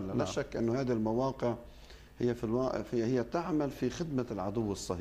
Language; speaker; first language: Arabic; native; Arabic